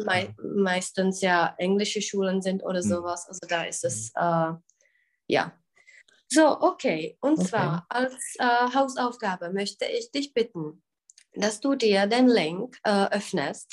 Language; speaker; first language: German; non-native, fluent; Czech